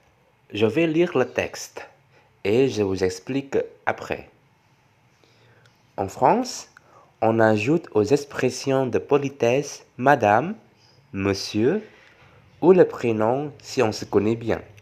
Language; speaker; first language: French; non-native, fluent; Javanese